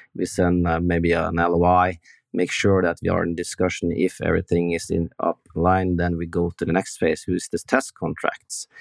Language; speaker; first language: English; non-native, fluent; Norwegian